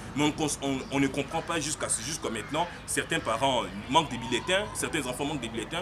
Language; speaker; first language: French; non-native, local second language; Swahili